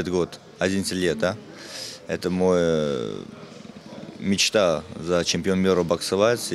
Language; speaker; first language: Russian; non-native, fluent; Armenian